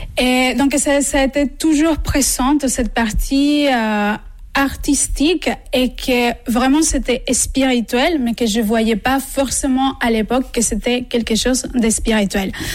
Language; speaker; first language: French; non-native, fluent; Spanish